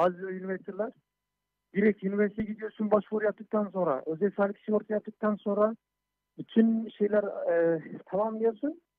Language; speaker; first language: Turkish; non-native, fluent; Somali